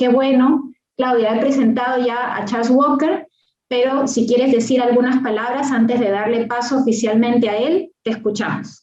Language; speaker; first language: Spanish; native; Spanish